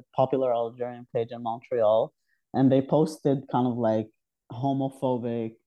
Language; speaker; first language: English; non-native, fluent; Arabic